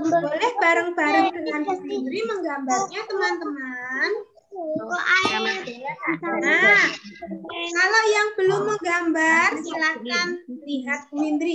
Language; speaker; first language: Indonesian; native; Indonesian